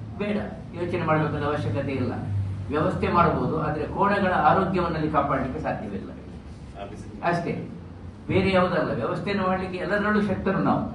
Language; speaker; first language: Kannada; non-native, local second language; Tulu